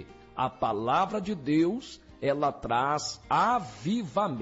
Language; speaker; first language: Portuguese; native; Portuguese